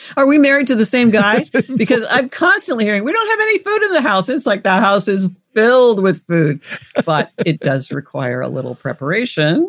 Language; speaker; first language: English; native; English